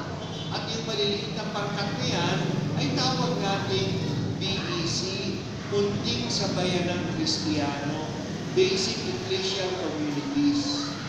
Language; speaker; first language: Filipino; native; Filipino